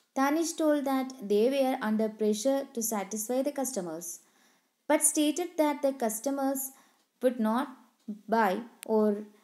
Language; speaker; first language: English; non-native, local second language; Malayalam